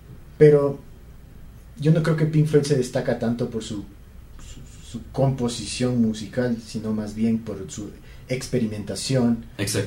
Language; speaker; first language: Spanish; native; Spanish